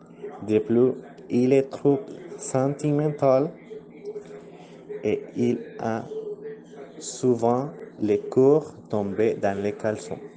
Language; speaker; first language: French; non-native, learner; Spanish